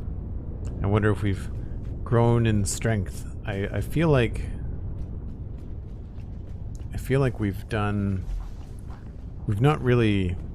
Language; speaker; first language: English; native; English